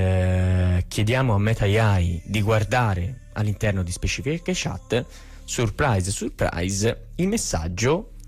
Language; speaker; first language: Italian; native; Italian